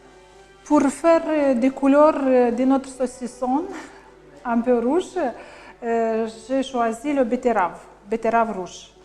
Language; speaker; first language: French; non-native, learner; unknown